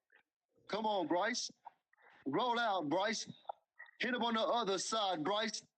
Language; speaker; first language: English; native; English